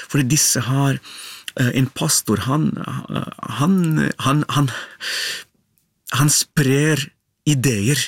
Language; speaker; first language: Norwegian; non-native, fluent; Ukrainian